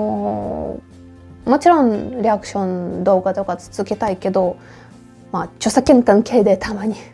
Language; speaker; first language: Japanese; non-native, fluent; Norwegian